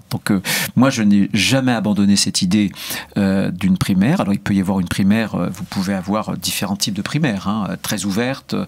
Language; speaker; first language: French; native; French